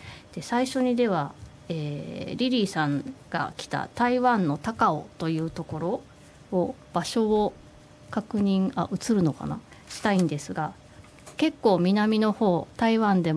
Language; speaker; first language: Japanese; native; Japanese